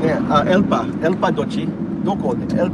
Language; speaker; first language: Japanese; non-native, learner; English